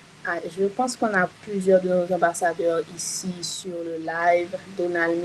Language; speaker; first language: French; non-native, local second language; Haitian Creole